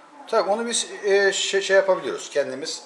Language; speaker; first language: Turkish; native; Turkish